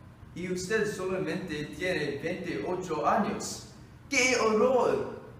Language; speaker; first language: Spanish; non-native, learner; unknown